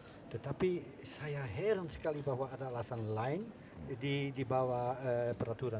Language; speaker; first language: Indonesian; non-native, fluent; Dutch